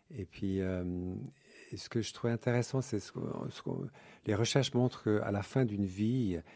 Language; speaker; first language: French; early bilingual, other home language; English